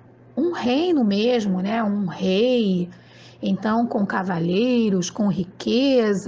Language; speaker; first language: Portuguese; native; Portuguese